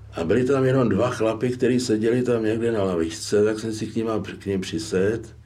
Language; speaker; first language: Czech; native; Czech